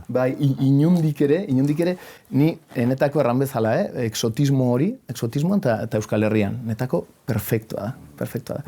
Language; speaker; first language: Basque; non-native, local second language; Spanish